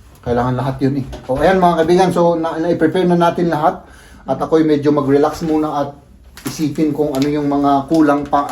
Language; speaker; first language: Filipino; native; Filipino